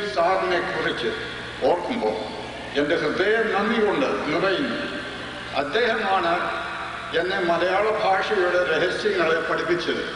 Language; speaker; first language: Malayalam; early bilingual, other home language; English